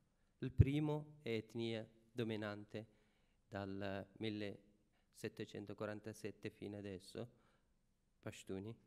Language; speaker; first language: Italian; non-native, fluent; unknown